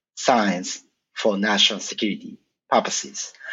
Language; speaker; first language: English; non-native, fluent; Japanese